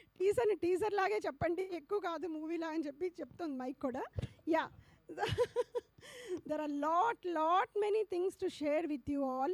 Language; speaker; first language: Telugu; native; Telugu